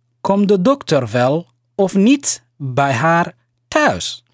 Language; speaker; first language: Dutch; non-native, learner; Somali